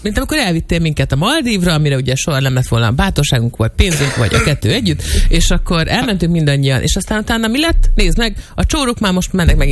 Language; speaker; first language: Hungarian; native; Hungarian